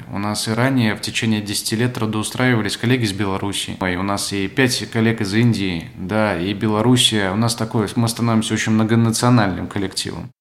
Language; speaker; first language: Russian; native; Russian